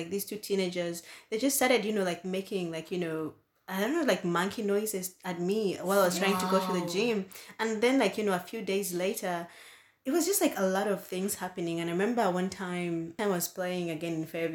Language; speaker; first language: English; non-native, local second language; Ganda